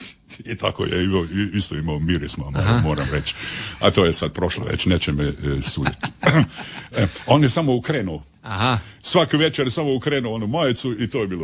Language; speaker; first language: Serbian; early bilingual, heritage; Serbian